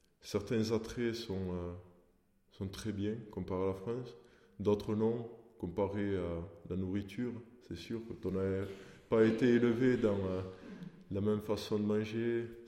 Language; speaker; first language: French; early bilingual, other home language; Portuguese